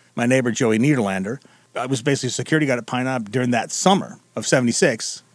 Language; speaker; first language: English; native; English